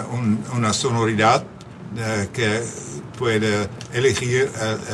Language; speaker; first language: Spanish; non-native, fluent; Dutch